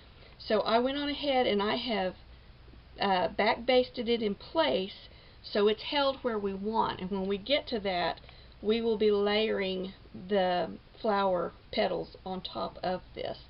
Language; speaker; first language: English; native; English